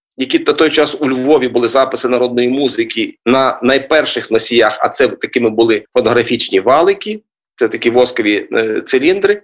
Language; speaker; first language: Ukrainian; native; Ukrainian